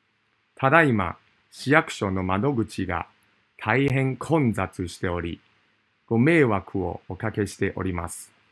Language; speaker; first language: Japanese; non-native, fluent; Cantonese